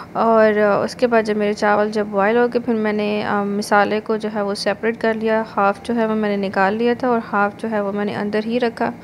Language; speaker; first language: Urdu; native; Urdu